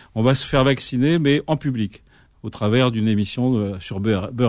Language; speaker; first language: French; native; French